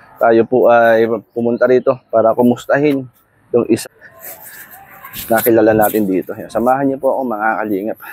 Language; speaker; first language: Filipino; native; Filipino